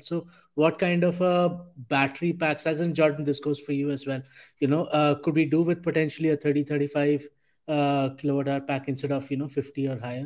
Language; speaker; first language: English; non-native, local second language; Hindi